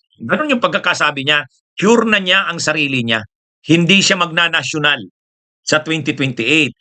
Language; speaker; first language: Filipino; non-native, local second language; Bikol